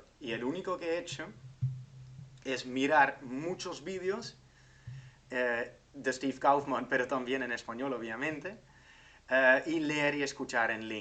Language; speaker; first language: Spanish; non-native, fluent; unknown